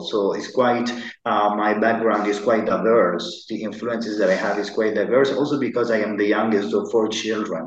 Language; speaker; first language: English; non-native, fluent; Italian